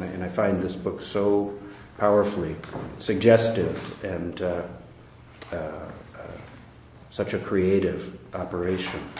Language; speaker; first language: English; native; English